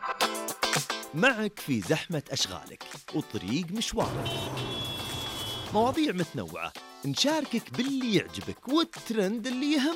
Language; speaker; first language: Arabic; native; Arabic